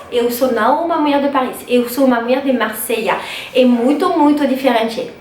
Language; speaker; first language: Portuguese; non-native, learner; French